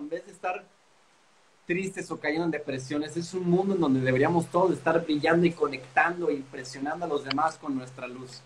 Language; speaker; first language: Spanish; native; Spanish